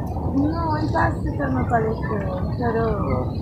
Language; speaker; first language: Spanish; non-native, learner; Haitian Creole